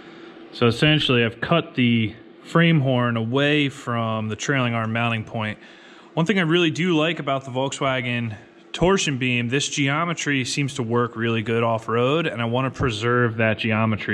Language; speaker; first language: English; native; English